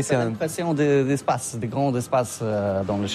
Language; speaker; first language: French; non-native, learner; Polish